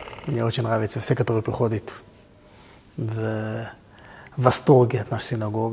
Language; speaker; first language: Russian; non-native, fluent; Hebrew